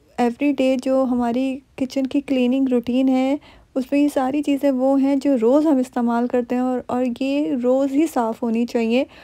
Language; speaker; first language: Urdu; native; Urdu